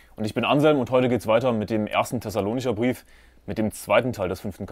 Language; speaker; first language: German; native; German